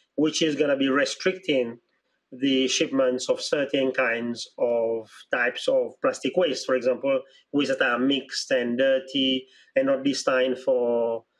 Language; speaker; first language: English; non-native, local second language; Seselwa Creole French